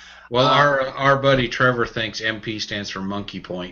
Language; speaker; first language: English; native; English